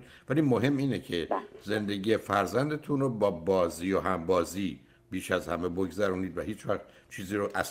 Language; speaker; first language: Persian; native; Persian